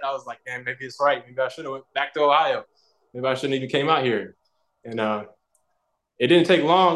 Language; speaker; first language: English; native; English